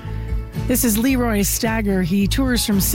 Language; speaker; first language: English; native; English